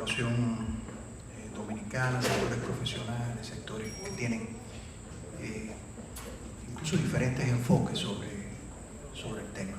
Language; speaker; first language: Spanish; native; Spanish